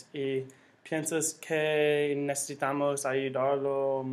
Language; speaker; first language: Spanish; non-native, learner; English